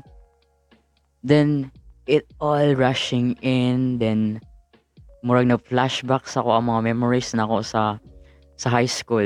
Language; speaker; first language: English; non-native, local second language; Cebuano